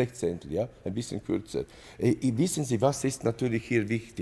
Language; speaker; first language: German; non-native, fluent; Latvian